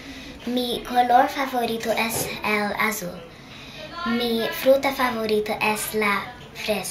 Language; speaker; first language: Spanish; non-native, learner; English